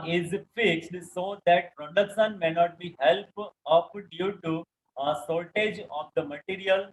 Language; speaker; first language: English; non-native, local second language; Gujarati